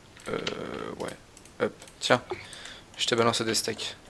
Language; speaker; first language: French; native; French